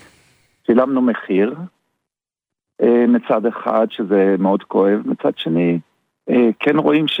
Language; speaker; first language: Hebrew; early bilingual, other home language; German